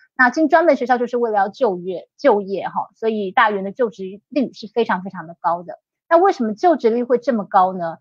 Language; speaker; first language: Chinese; native; Chinese